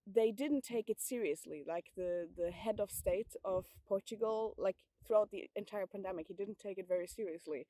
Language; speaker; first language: English; non-native, fluent; German